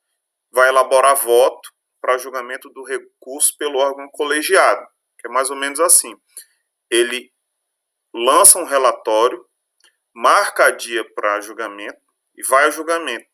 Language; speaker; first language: Portuguese; native; Portuguese